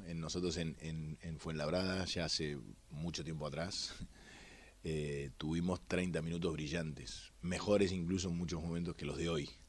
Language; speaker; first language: Spanish; native; Spanish